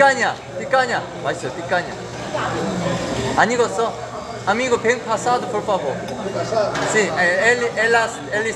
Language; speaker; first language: Portuguese; non-native, learner; Korean